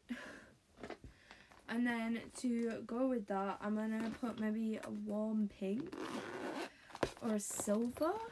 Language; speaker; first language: English; native; English